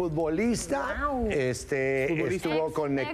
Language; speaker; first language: Spanish; native; Spanish